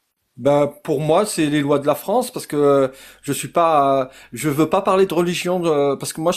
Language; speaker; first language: French; native; French